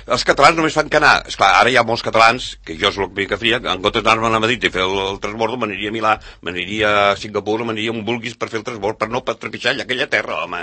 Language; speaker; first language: Catalan; native; Catalan